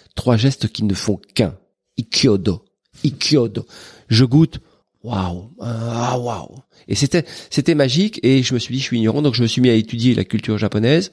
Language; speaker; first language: French; native; French